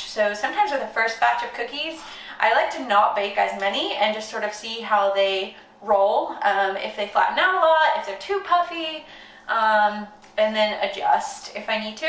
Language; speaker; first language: English; native; English